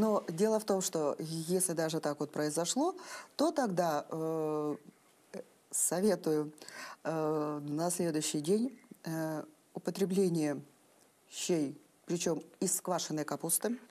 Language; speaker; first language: Russian; native; Russian